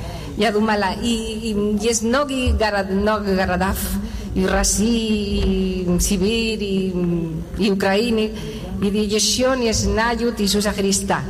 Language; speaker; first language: Russian; non-native, learner; Spanish